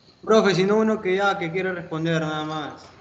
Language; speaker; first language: Spanish; native; Spanish